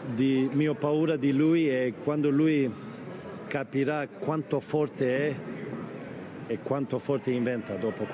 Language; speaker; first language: Italian; non-native, fluent; Swedish